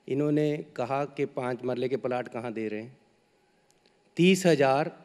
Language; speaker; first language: Hindi; native; Hindi